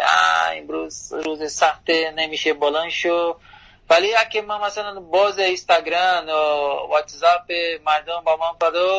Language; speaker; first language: Persian; non-native, learner; Portuguese